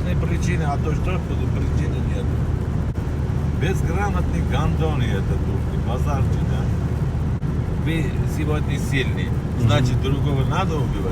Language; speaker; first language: Russian; non-native, learner; Armenian